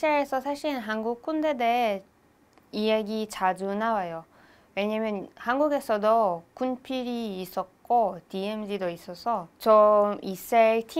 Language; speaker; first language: Korean; non-native, learner; Hebrew